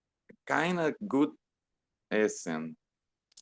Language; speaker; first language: German; non-native, learner; Portuguese